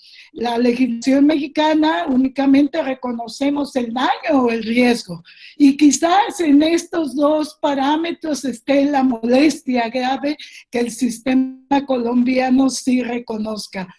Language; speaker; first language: Spanish; native; Spanish